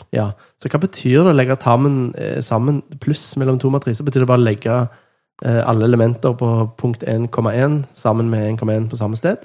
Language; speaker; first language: Norwegian; native; Norwegian